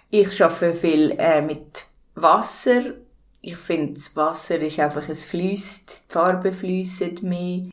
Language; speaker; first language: German; native; German